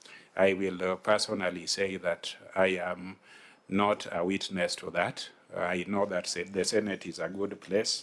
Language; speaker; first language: English; non-native, local second language; Luo (Kenya and Tanzania)